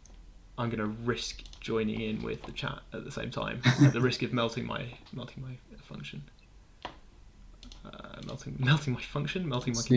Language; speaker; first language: English; native; English